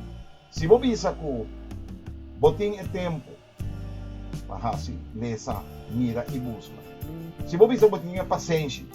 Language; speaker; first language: Portuguese; non-native, learner; Papiamento